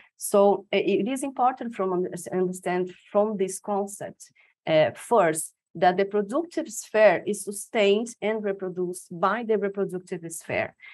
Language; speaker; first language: English; non-native, fluent; Portuguese